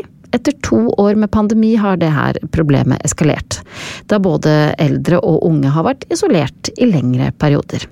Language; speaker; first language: Norwegian; native; Norwegian